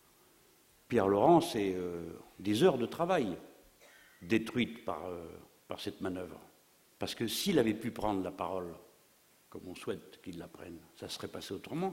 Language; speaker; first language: French; native; French